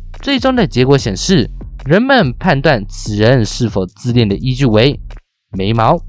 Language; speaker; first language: Chinese; native; Chinese